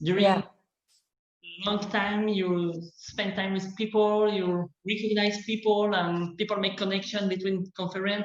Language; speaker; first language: English; non-native, learner; French